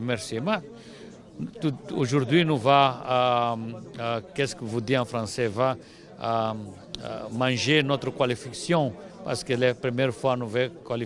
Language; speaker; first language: French; non-native, learner; Portuguese